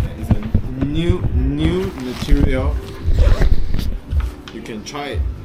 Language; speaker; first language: English; non-native, learner; Chinese